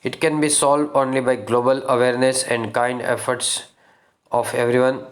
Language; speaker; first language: English; non-native, local second language; Gujarati